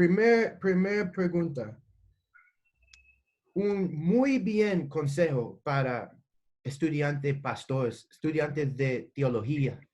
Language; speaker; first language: Spanish; non-native, learner; English